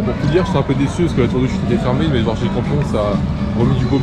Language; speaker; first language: French; native; French